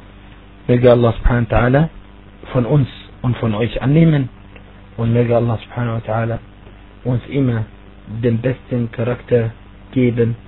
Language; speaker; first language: German; non-native, fluent; Arabic